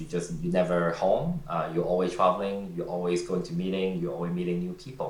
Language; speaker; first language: English; non-native, local second language; Cantonese